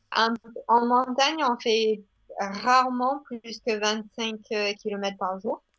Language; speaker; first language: French; non-native, fluent; English